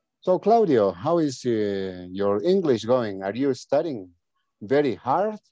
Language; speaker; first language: English; non-native, fluent; Spanish